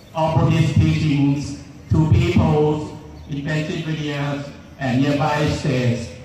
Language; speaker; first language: English; non-native, fluent; Thai